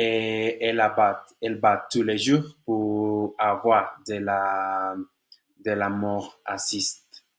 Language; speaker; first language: French; non-native, learner; Spanish